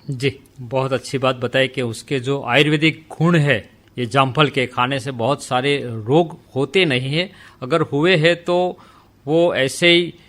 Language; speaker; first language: Hindi; non-native, local second language; Gujarati